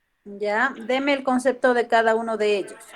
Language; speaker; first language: Spanish; native; Spanish